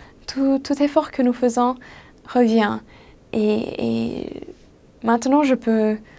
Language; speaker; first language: French; non-native, fluent; English